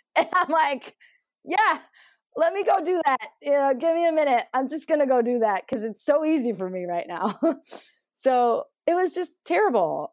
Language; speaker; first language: English; non-native, fluent; Spanish